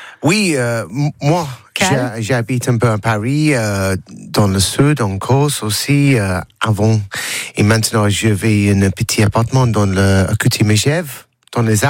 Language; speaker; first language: French; non-native, learner; English